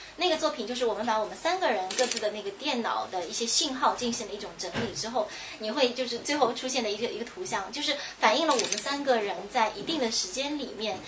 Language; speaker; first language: Chinese; native; Chinese